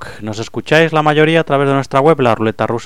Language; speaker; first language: Spanish; native; Spanish